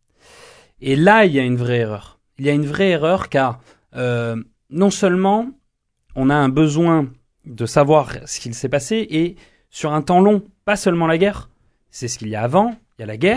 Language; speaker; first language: French; native; French